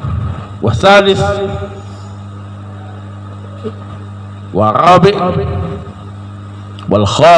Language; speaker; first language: Arabic; non-native, fluent; Indonesian